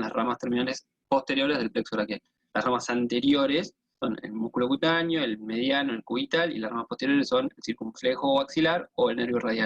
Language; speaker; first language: Spanish; native; Spanish